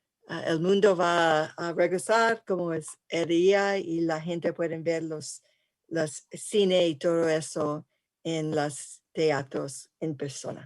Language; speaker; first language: Spanish; early bilingual, heritage; English